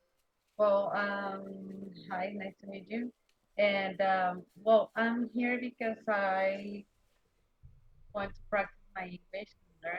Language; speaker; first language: English; non-native, learner; Spanish